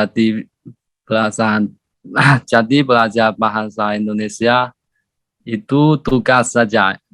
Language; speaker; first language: Indonesian; non-native, learner; Chinese